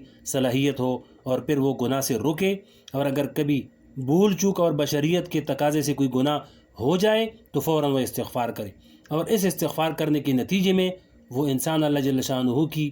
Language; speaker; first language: Urdu; native; Urdu